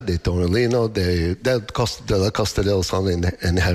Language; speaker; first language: Spanish; non-native, fluent; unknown